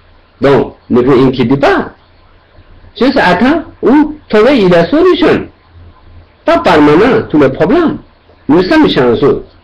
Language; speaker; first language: French; non-native, learner; Tibetan